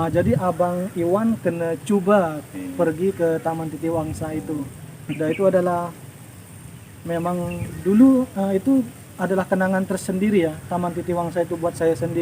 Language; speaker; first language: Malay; non-native, local second language; Indonesian